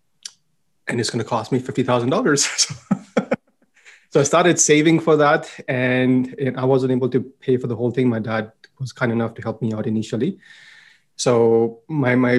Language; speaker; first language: English; non-native, local second language; Punjabi